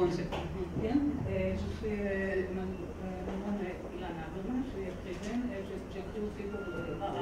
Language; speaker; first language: French; non-native, fluent; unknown